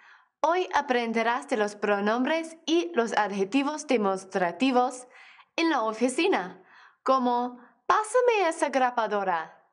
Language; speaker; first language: Spanish; non-native, fluent; English